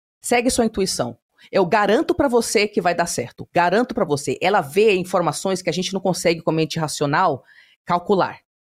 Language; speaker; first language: Portuguese; early bilingual, heritage; Portuguese